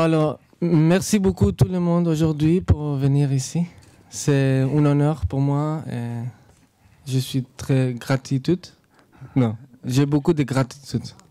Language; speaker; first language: French; non-native, learner; Spanish